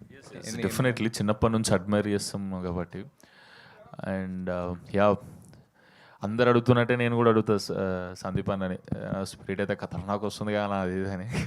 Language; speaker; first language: Telugu; native; Telugu